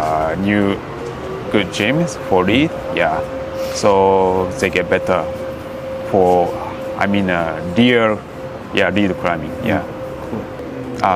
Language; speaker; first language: English; non-native, learner; Japanese